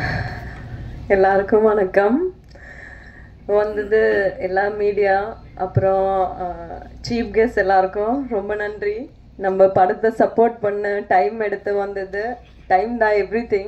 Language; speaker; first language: Tamil; non-native, fluent; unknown